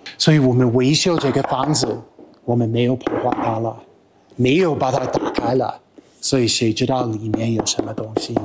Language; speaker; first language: Chinese; non-native, fluent; English